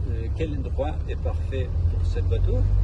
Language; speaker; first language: French; non-native, learner; Spanish